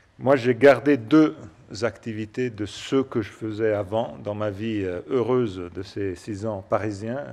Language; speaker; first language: French; non-native, fluent; Italian